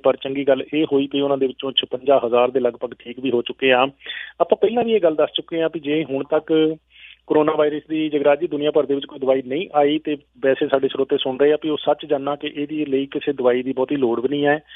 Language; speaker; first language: Punjabi; native; Punjabi